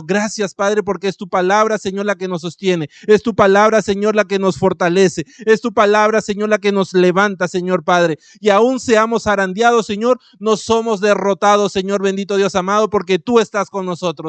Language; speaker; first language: Spanish; native; Spanish